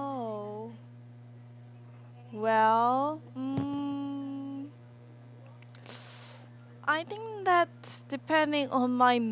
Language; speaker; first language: English; non-native, learner; Korean